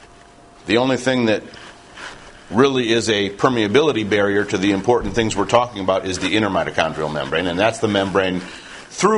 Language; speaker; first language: English; native; English